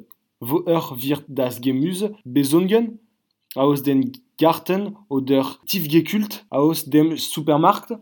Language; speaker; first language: German; non-native, learner; French